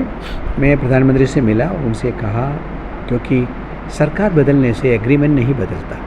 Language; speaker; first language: Hindi; native; Hindi